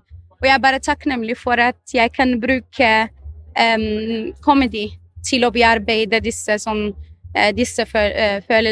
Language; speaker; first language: Norwegian; non-native, fluent; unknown